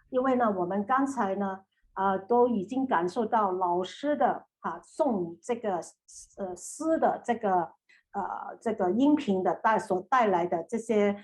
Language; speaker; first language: Chinese; native; Chinese